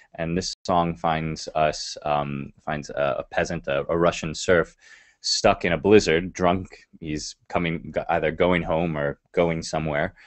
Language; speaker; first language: English; native; English